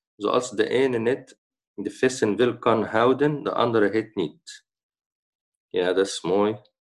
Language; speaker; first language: Dutch; non-native, fluent; Arabic